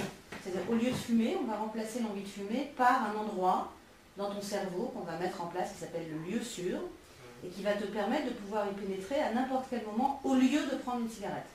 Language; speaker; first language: French; native; French